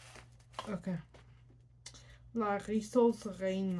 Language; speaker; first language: Spanish; early bilingual, heritage; Spanish